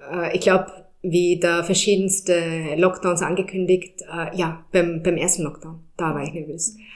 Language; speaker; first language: German; early bilingual, heritage; German